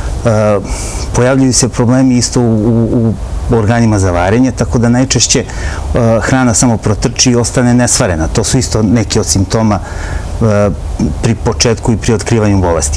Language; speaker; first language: Serbian; native; Serbian